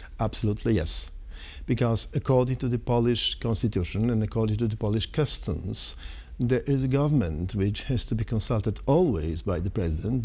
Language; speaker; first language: English; non-native, fluent; Polish